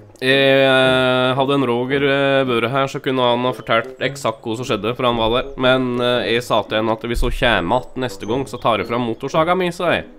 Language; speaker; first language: Norwegian; native; Norwegian